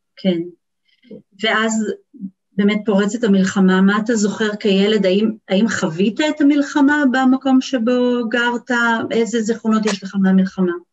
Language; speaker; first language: Hebrew; native; Hebrew